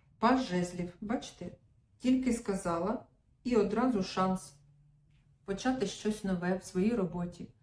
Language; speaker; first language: Ukrainian; non-native, local second language; Russian